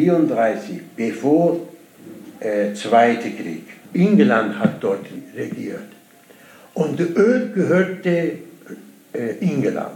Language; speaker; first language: German; non-native, learner; Persian